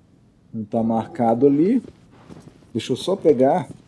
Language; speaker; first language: Portuguese; native; Portuguese